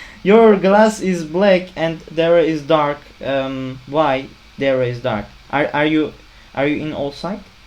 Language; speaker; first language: English; non-native, learner; Turkish